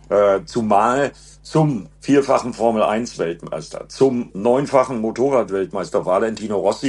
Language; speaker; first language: German; native; German